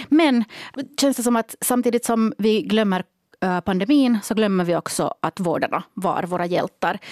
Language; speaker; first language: Swedish; native; Swedish